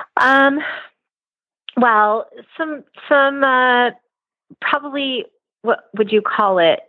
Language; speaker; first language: English; native; English